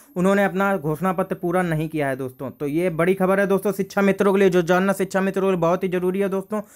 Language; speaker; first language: Hindi; native; Hindi